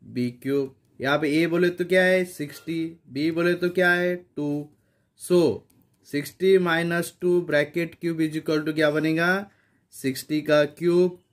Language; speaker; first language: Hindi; non-native, local second language; Marathi